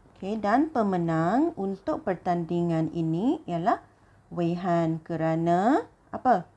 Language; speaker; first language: Malay; non-native, local second language; Chinese